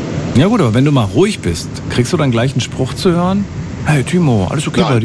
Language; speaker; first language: German; native; German